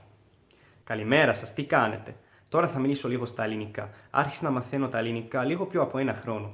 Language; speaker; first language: Greek; non-native, learner; English